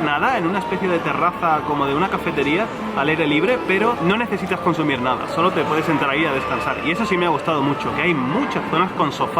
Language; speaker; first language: Spanish; native; Spanish